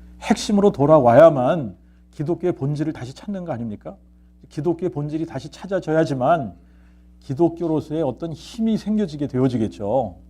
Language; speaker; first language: Korean; native; Korean